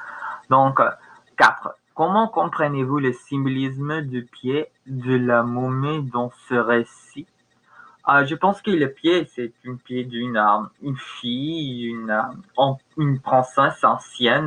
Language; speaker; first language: French; non-native, learner; English